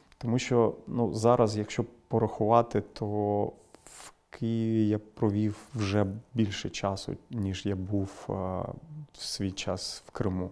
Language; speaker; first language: Ukrainian; non-native, local second language; Crimean Tatar